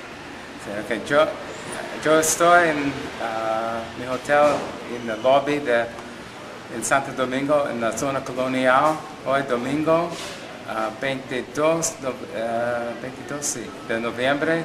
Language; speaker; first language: Spanish; non-native, learner; English